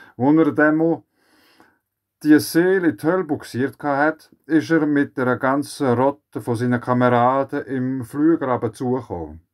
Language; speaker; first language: German; native; German